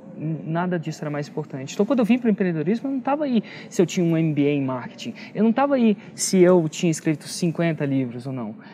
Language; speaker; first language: Portuguese; native; Portuguese